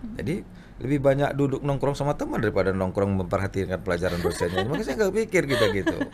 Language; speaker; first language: Indonesian; non-native, local second language; Minangkabau